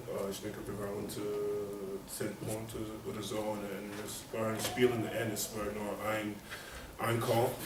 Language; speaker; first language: German; non-native, learner; English